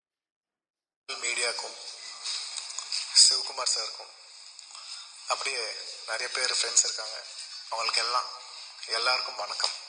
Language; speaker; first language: Tamil; non-native, local second language; Telugu